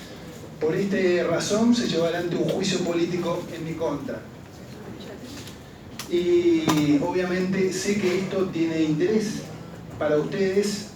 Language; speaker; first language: Spanish; native; Spanish